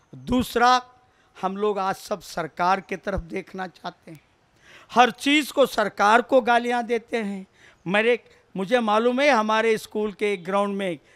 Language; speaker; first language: Hindi; non-native, local second language; Kannada